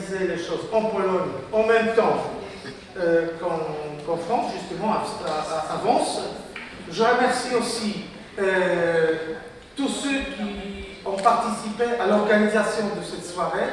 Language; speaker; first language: French; non-native, fluent; Polish